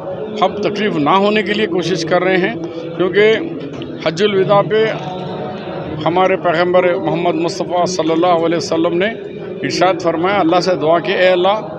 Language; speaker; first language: Urdu; native; Urdu